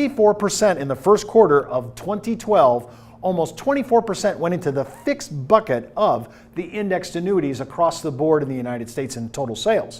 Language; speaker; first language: English; native; English